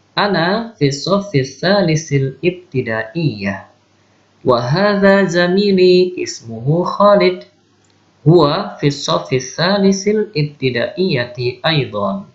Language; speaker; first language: Arabic; non-native, fluent; Indonesian